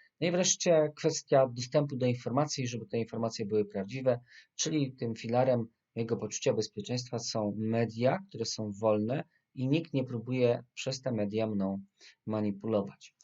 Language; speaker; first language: Polish; native; Polish